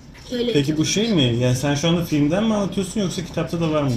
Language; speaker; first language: Turkish; native; Turkish